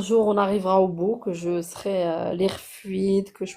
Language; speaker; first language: French; native; French